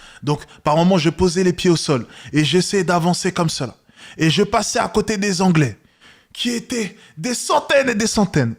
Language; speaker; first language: French; native; French